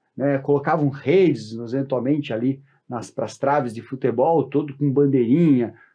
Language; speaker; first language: Portuguese; native; Portuguese